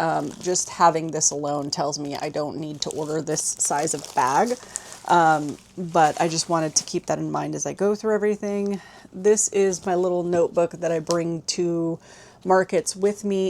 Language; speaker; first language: English; native; English